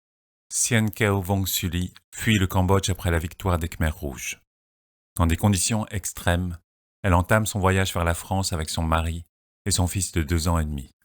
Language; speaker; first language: French; native; French